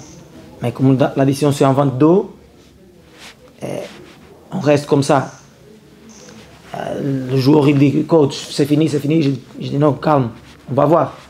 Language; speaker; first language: French; non-native, learner; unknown